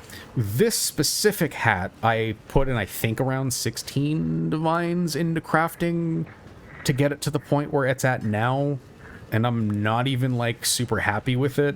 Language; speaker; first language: English; native; English